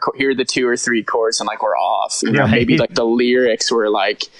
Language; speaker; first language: English; native; English